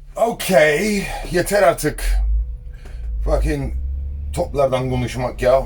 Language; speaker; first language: Turkish; early bilingual, heritage; Turkish